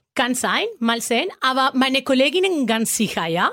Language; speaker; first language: German; non-native, learner; Spanish